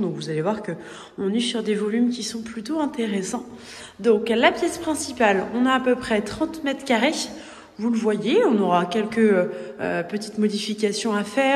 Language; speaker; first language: French; native; French